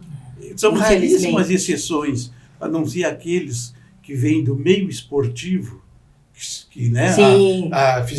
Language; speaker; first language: Portuguese; native; Portuguese